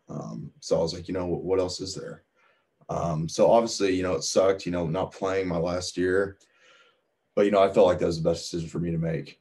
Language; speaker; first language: English; native; English